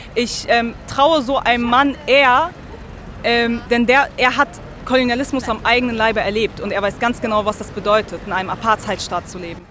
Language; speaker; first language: German; early bilingual, other home language; Arabic